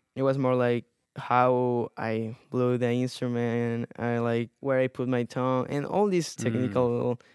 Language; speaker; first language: English; non-native, fluent; Spanish